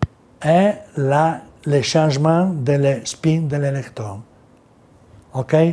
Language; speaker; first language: French; non-native, learner; Italian